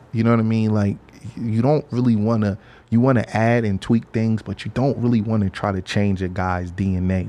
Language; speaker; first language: English; native; English